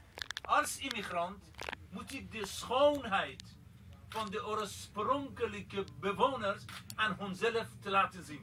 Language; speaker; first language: Dutch; non-native, fluent; Persian